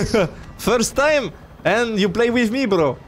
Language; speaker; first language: English; non-native, learner; French